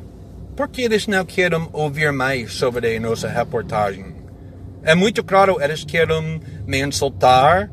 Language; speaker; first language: Portuguese; non-native, fluent; English